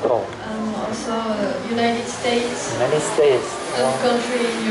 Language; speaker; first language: English; non-native, fluent; French